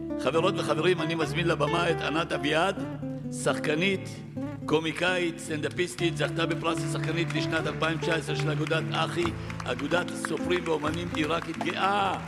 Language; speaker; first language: Hebrew; early bilingual, other home language; Arabic